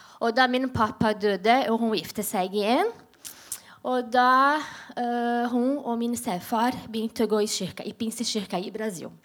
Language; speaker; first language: Norwegian; non-native, learner; Portuguese